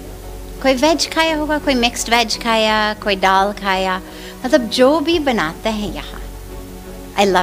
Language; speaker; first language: Hindi; non-native, fluent; English